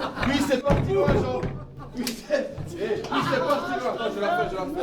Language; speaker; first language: French; native; French